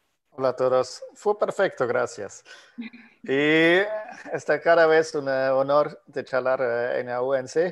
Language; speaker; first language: Spanish; non-native, fluent; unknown